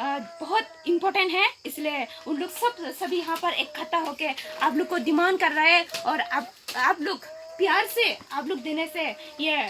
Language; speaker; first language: Hindi; non-native, local second language; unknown